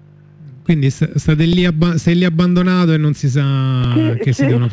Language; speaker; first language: Italian; native; Italian